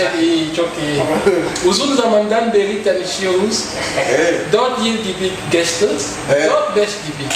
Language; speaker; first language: Turkish; non-native, learner; French